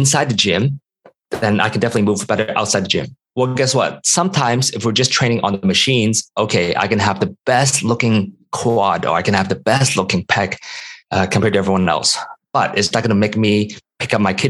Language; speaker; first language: English; non-native, local second language; Cantonese